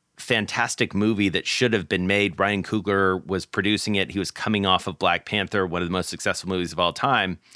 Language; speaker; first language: English; native; English